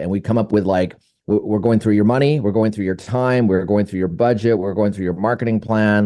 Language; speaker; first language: English; native; English